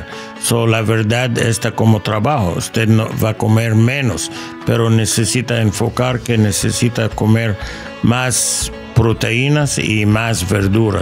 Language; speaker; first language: Spanish; non-native, fluent; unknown